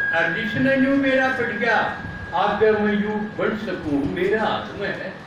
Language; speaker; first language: Hindi; native; Hindi